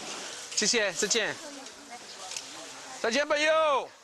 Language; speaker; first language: Chinese; non-native, learner; Spanish